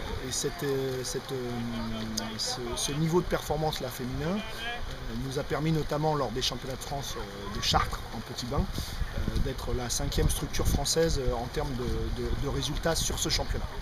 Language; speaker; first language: French; native; French